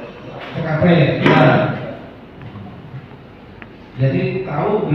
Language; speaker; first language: Indonesian; native; Indonesian